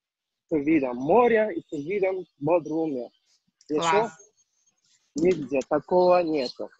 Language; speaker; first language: Russian; non-native, learner; Turkish